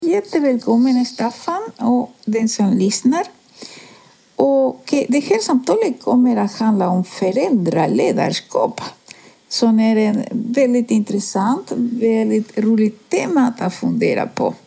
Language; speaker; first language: Swedish; non-native, fluent; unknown